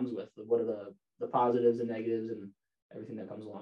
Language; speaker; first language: English; native; English